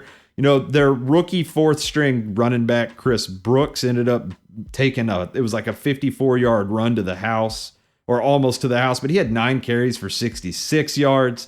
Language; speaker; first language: English; native; English